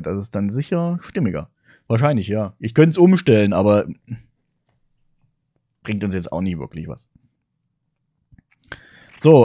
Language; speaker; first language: German; native; German